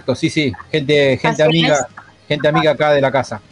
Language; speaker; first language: Spanish; native; Spanish